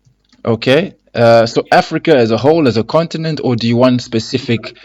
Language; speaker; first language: English; non-native, fluent; Lingala